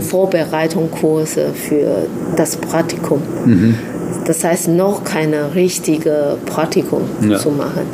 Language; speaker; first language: German; non-native, fluent; Chinese